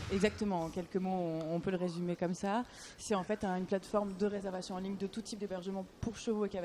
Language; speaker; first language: French; native; French